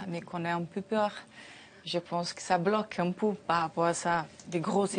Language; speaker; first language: French; non-native, learner; Portuguese